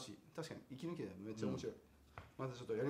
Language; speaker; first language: Japanese; native; Japanese